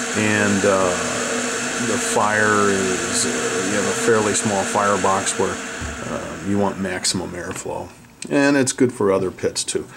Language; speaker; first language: English; native; English